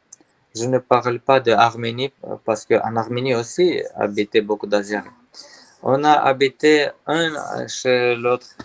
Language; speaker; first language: French; non-native, learner; Armenian